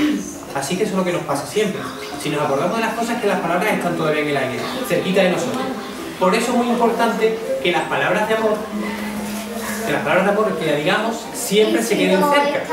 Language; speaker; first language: Spanish; native; Spanish